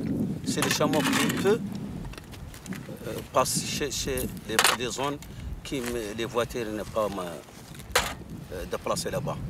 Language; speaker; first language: French; non-native, learner; Arabic